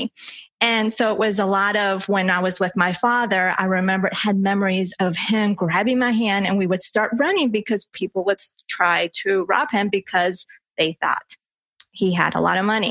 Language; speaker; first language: English; early bilingual, other home language; Spanish